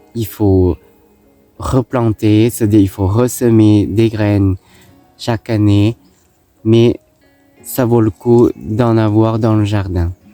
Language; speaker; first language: French; non-native, fluent; Thai